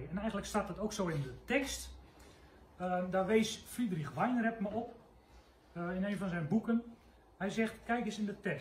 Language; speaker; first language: Dutch; native; Dutch